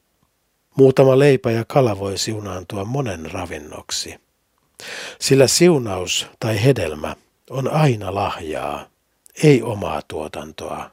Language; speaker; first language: Finnish; native; Finnish